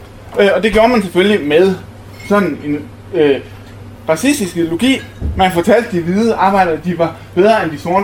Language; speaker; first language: Danish; native; Danish